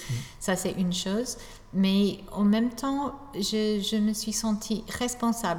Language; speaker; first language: French; non-native, fluent; English